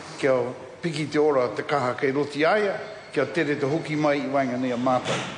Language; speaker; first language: Māori; non-native, local second language; English